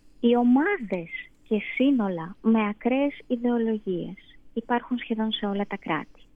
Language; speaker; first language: Greek; non-native, fluent; Russian